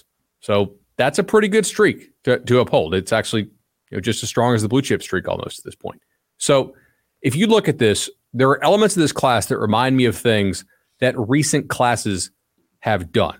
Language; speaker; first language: English; native; English